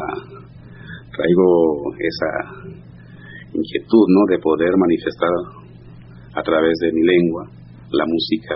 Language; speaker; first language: Spanish; non-native, local second language; Zapotec